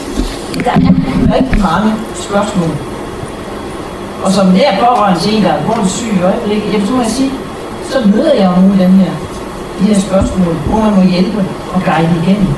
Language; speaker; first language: Danish; native; Danish